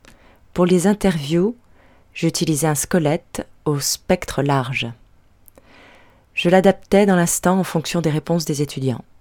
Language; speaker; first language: French; native; French